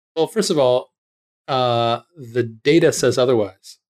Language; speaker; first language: English; native; English